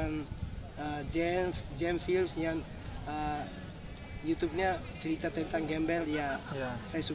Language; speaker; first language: Indonesian; non-native, fluent; Tetum